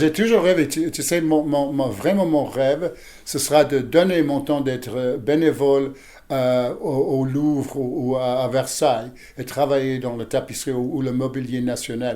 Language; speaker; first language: French; non-native, fluent; English